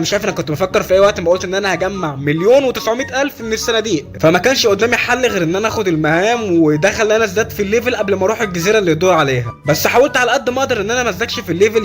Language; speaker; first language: Arabic; native; Arabic